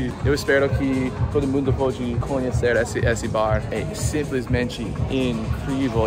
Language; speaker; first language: Portuguese; non-native, fluent; English